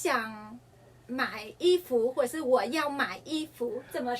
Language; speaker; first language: Chinese; non-native, fluent; Vietnamese